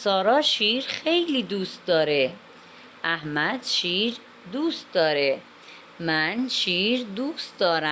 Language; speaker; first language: Persian; non-native, fluent; Urdu